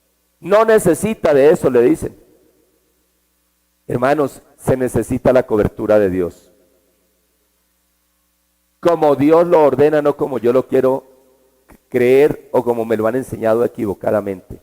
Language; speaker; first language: Spanish; native; Spanish